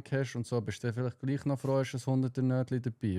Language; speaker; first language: German; native; German